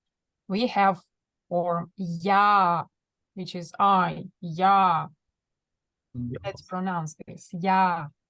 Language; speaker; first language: English; non-native, fluent; Russian